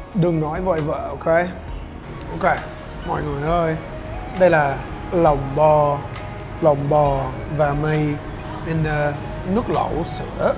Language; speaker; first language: Vietnamese; non-native, learner; English